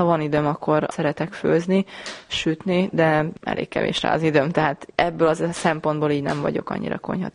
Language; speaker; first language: Hungarian; native; Hungarian